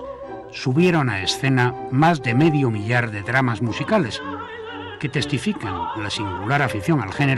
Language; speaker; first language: Spanish; native; Spanish